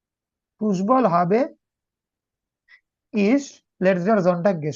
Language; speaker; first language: German; non-native, learner; Bangla